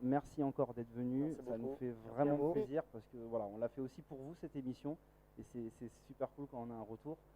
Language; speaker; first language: French; native; French